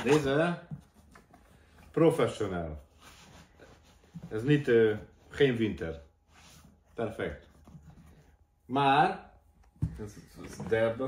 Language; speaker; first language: Dutch; non-native, learner; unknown